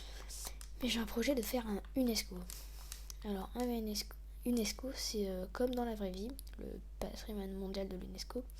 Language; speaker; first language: French; native; French